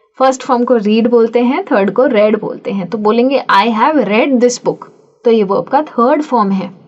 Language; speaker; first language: Hindi; native; Hindi